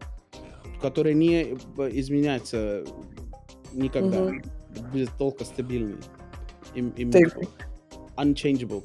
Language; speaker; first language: Russian; non-native, learner; English